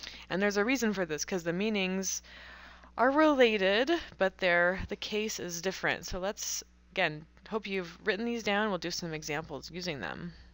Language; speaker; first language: English; native; English